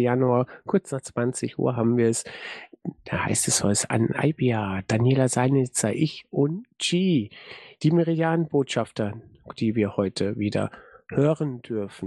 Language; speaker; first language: German; native; German